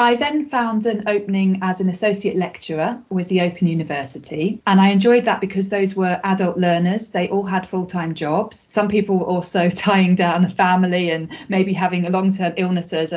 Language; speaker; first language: English; native; English